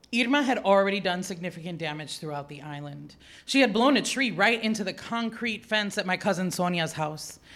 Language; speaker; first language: English; early bilingual, other home language; Spanish